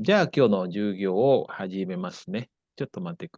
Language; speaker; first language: Japanese; non-native, fluent; Indonesian